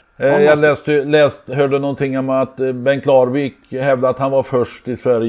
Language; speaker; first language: Swedish; native; Swedish